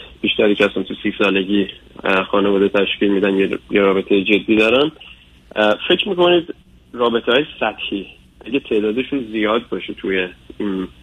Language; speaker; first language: Persian; early bilingual, other home language; English